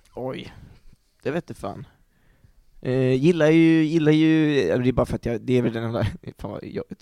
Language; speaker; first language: Swedish; native; Swedish